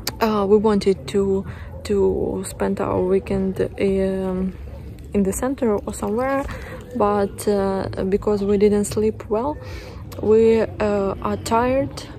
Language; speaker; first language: English; non-native, fluent; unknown